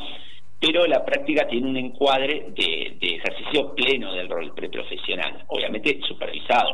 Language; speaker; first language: Spanish; native; Spanish